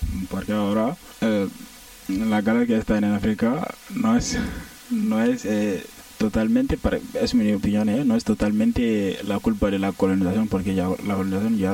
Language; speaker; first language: Spanish; non-native, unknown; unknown